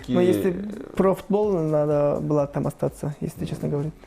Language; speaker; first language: Russian; non-native, learner; Turkish